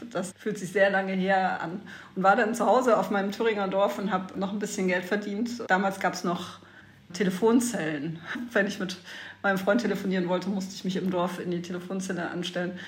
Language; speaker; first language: German; native; German